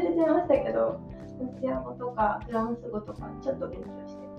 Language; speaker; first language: Japanese; native; Japanese